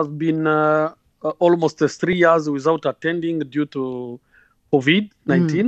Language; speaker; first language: English; non-native, local second language; Kinyarwanda